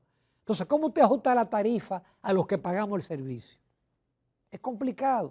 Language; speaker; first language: Spanish; native; Spanish